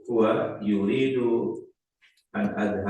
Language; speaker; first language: Arabic; non-native, learner; Indonesian